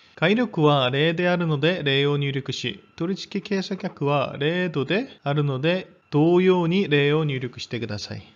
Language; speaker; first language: Japanese; non-native, fluent; Korean